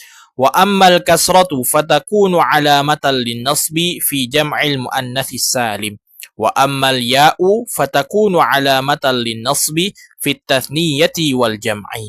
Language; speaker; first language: Arabic; non-native, fluent; Indonesian